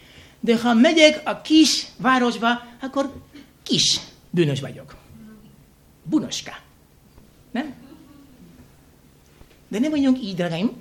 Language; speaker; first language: Hungarian; non-native, fluent; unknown